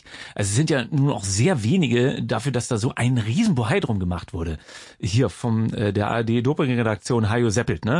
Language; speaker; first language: German; native; German